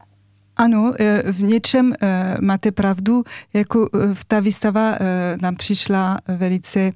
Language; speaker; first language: Czech; non-native, fluent; French